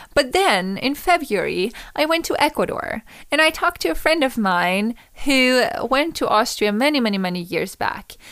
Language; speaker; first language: English; non-native, fluent; German